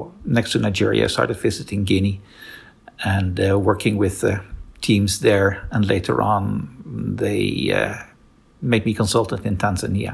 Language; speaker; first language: English; non-native, fluent; Dutch